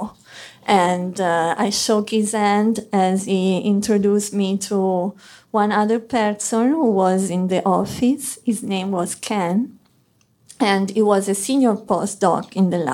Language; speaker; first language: English; non-native, fluent; Italian